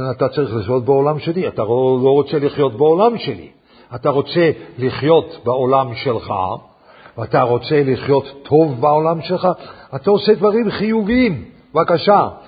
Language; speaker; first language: Hebrew; non-native, fluent; English